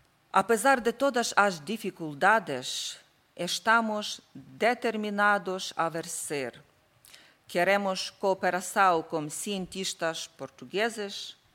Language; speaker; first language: Portuguese; non-native, learner; Ukrainian